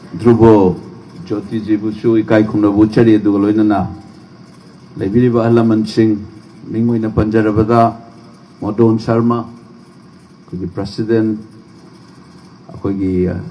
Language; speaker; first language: Manipuri; native; Manipuri